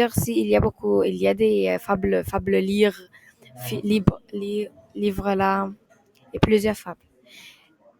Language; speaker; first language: French; non-native, learner; Arabic